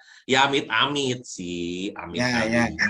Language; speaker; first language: Indonesian; native; Indonesian